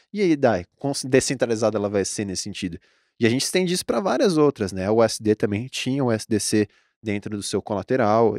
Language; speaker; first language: Portuguese; native; Portuguese